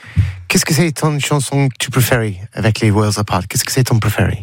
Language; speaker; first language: French; non-native, learner; English